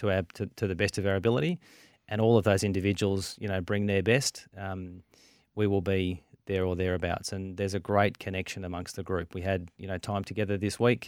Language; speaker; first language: English; native; English